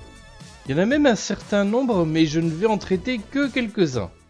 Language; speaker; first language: French; native; French